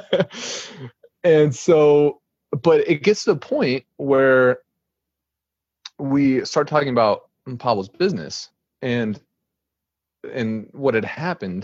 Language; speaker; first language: English; native; English